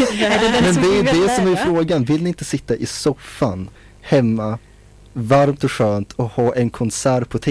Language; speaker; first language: Swedish; native; Swedish